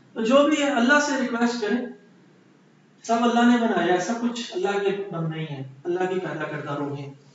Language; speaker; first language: Urdu; non-native, local second language; Punjabi